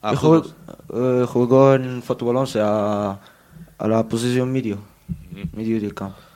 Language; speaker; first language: Spanish; non-native, learner; Arabic